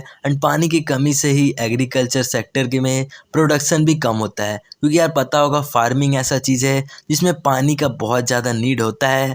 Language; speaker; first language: Hindi; native; Hindi